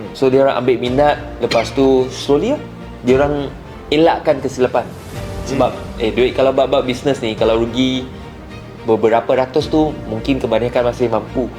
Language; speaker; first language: Malay; non-native, local second language; Chinese